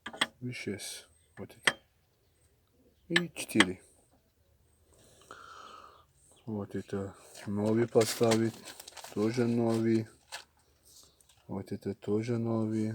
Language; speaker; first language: Russian; non-native, learner; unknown